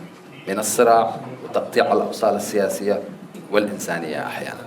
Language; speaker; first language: Arabic; native; Arabic